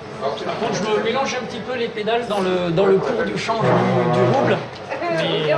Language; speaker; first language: French; native; French